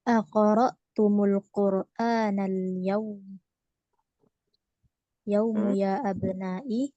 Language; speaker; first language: Arabic; non-native, learner; Indonesian